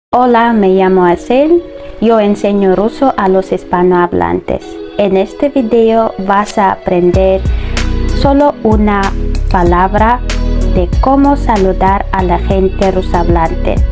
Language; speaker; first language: Spanish; non-native, fluent; Russian